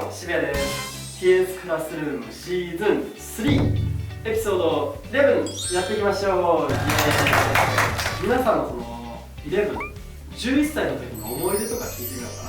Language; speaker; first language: Japanese; native; Japanese